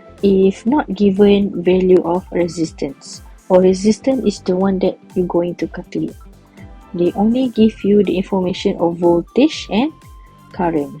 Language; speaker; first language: English; non-native, local second language; Malay